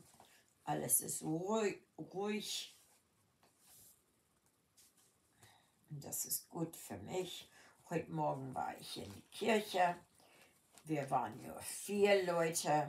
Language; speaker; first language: German; early bilingual, heritage; German